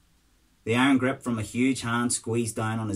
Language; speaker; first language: English; native; English